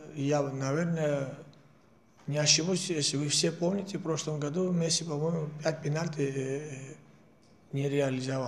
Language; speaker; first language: Russian; non-native, fluent; Georgian